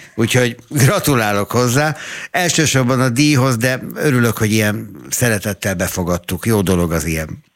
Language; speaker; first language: Hungarian; native; Hungarian